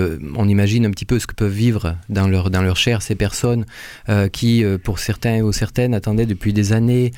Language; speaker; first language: French; native; French